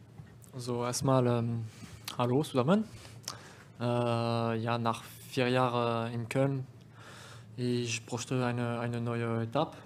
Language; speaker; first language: German; non-native, learner; French